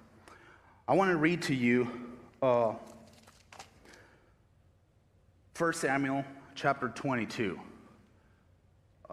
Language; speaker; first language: English; non-native, fluent; Spanish